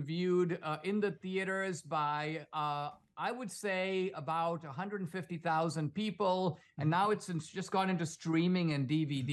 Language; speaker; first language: English; non-native, local second language; Konkani